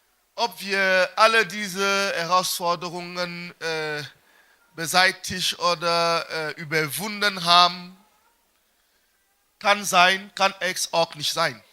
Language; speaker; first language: German; non-native, fluent; French